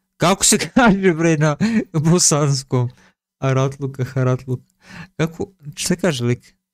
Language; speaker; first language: Bosnian; early bilingual, heritage; Bosnian